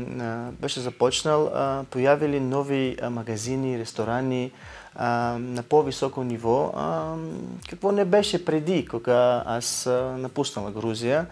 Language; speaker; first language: Bulgarian; non-native, learner; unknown